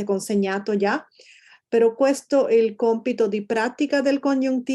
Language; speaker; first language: Italian; non-native, fluent; Spanish